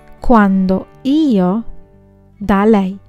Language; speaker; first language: Italian; non-native, fluent; Sinhala